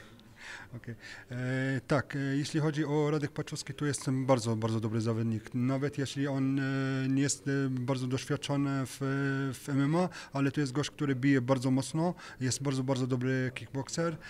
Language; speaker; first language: Polish; non-native, learner; French